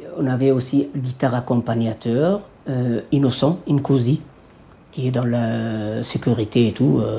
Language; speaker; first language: French; non-native, local second language; Somali